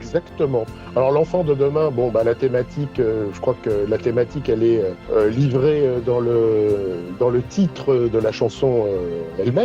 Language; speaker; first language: French; native; French